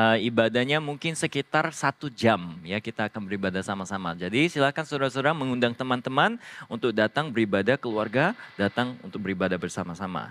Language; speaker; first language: Indonesian; non-native, fluent; Korean